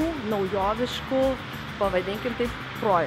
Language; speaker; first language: Lithuanian; native; Lithuanian